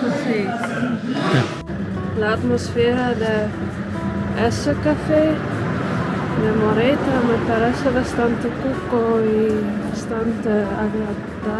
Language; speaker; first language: Spanish; non-native, fluent; Dutch